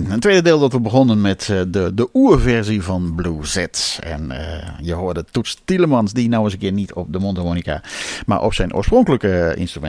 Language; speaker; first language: Dutch; native; Dutch